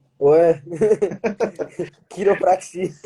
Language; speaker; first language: French; non-native, learner; Portuguese